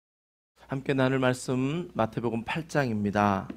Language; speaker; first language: Korean; native; Korean